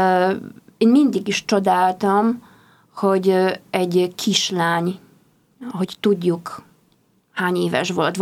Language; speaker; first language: Hungarian; non-native, fluent; Polish